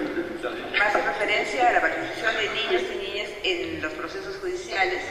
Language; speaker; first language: Spanish; native; Spanish